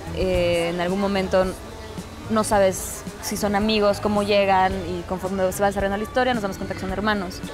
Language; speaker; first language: Spanish; native; Spanish